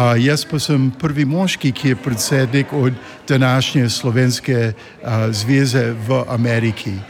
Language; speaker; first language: Slovenian; early bilingual, heritage; Slovenian